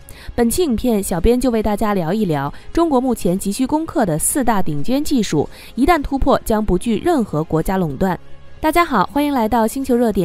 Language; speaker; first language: Chinese; native; Chinese